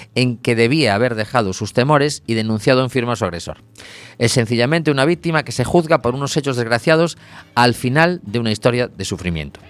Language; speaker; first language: Spanish; non-native, local second language; Galician